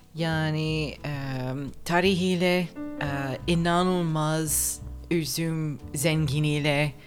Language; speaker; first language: Turkish; non-native, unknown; English